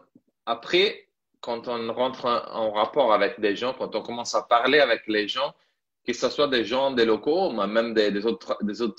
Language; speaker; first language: French; non-native, fluent; Italian